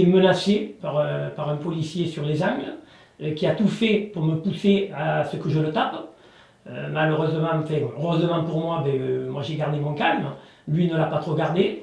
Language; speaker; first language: French; native; French